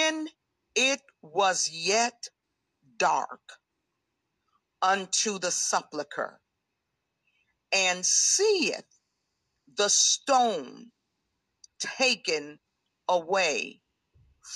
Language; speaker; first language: English; native; English